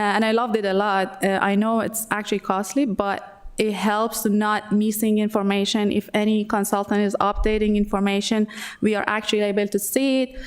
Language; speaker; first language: English; non-native, fluent; Persian